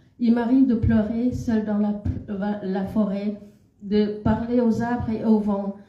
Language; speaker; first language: French; non-native, fluent; Khmer